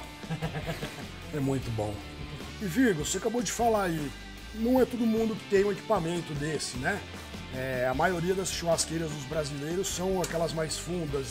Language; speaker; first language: Portuguese; native; Portuguese